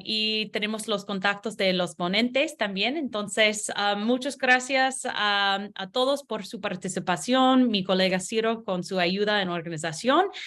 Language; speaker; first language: Spanish; non-native, learner; English